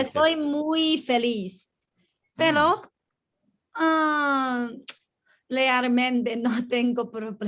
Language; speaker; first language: Spanish; non-native, learner; English